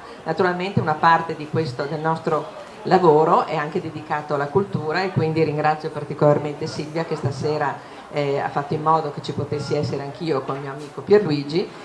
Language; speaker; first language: Italian; native; Italian